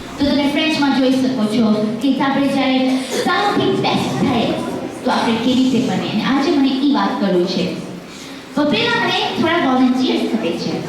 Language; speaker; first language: Gujarati; early bilingual, heritage; Gujarati